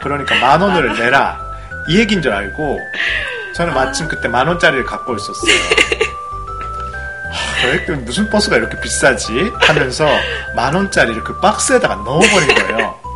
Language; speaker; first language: Korean; non-native, fluent; Japanese